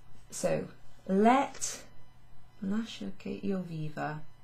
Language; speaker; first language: Italian; non-native, fluent; English